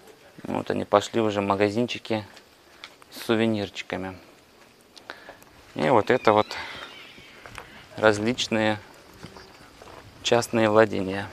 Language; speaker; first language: Russian; native; Russian